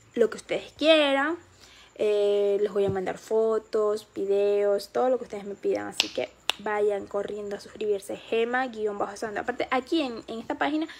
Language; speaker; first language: Spanish; native; Spanish